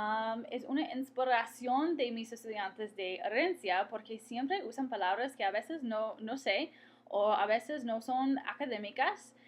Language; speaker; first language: Spanish; non-native, fluent; English